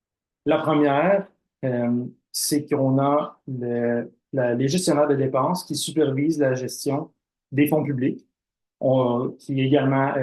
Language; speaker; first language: French; native; French